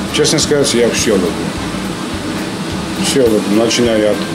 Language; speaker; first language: Russian; non-native, learner; Georgian